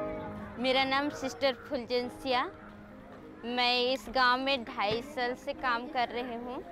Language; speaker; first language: Hindi; non-native, local second language; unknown